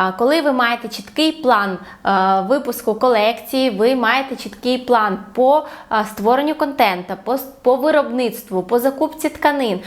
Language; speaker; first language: Ukrainian; non-native, local second language; Russian